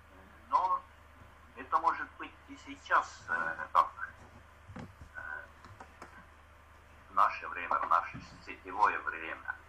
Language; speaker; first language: Russian; non-native, fluent; Estonian